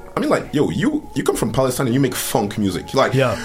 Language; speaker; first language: English; early bilingual, other home language; French